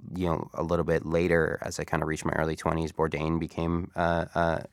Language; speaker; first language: English; native; English